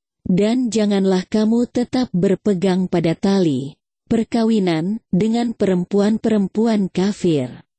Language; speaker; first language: Indonesian; native; Indonesian